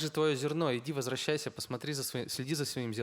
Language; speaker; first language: Russian; native; Russian